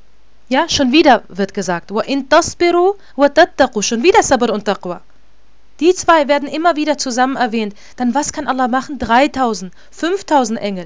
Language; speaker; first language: German; native; German